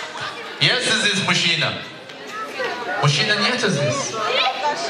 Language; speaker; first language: Russian; non-native, learner; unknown